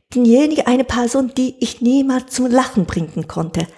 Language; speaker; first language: German; non-native, fluent; Japanese